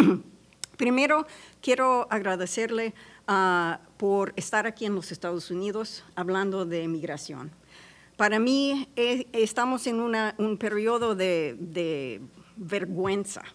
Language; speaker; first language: Spanish; non-native, fluent; English